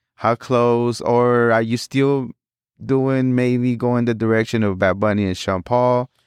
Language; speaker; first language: English; early bilingual, other home language; Spanish